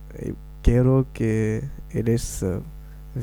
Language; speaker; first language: Portuguese; non-native, learner; Morisyen